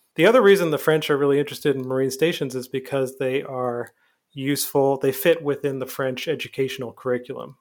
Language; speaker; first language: English; native; English